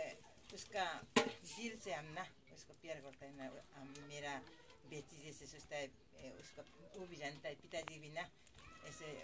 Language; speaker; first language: Hindi; non-native, local second language; Adi